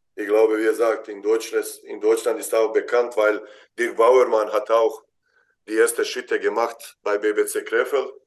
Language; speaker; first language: German; non-native, fluent; Bosnian